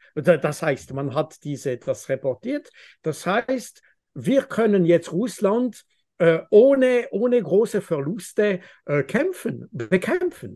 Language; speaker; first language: German; non-native, fluent; French